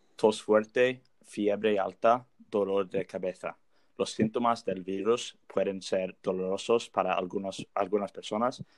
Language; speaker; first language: Spanish; non-native, learner; English